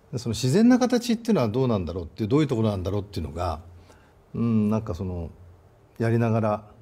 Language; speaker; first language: Japanese; native; Japanese